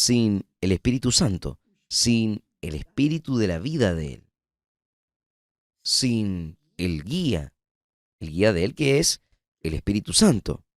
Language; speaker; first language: Spanish; non-native, fluent; Portuguese